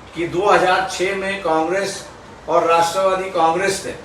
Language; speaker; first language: Hindi; non-native, local second language; Marathi